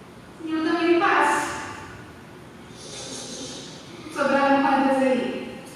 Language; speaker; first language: Portuguese; native; Portuguese